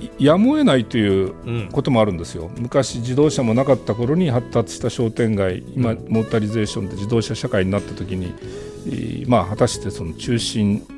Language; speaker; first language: Japanese; native; Japanese